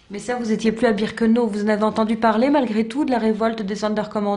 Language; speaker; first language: French; native; French